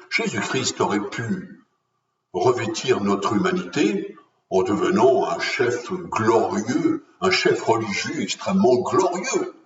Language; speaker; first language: French; native; French